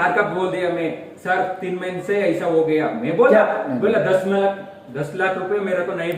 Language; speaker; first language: Hindi; non-native, local second language; Kannada